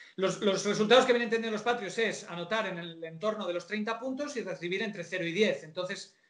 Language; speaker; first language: Spanish; native; Spanish